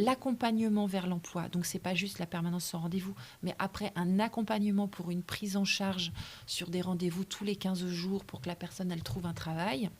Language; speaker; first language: French; native; French